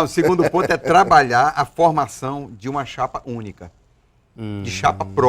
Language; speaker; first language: Portuguese; native; Portuguese